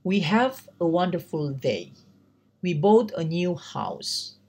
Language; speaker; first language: English; non-native, learner; Indonesian